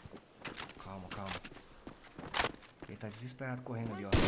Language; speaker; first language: Portuguese; native; Portuguese